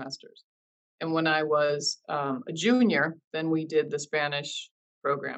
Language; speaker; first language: English; native; English